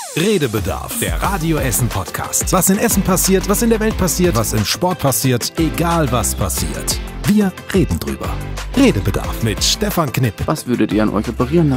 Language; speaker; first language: German; native; German